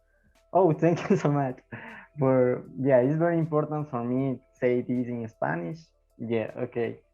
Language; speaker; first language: English; non-native, learner; Spanish